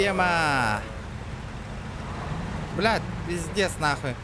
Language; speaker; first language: Russian; non-native, local second language; Yakut